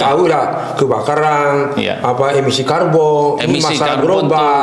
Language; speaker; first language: Indonesian; non-native, fluent; Japanese